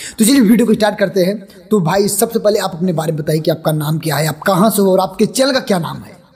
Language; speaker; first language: Hindi; native; Hindi